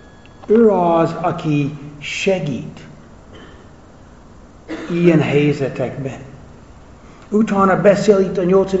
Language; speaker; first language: Hungarian; non-native, fluent; English